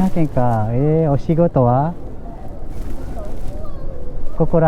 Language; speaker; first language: Japanese; non-native, fluent; Indonesian